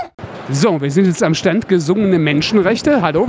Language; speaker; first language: German; native; German